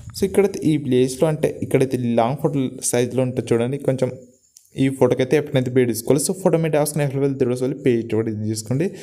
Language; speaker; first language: Telugu; non-native, local second language; Gondi